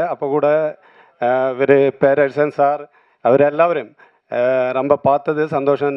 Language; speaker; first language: Tamil; non-native, learner; Malayalam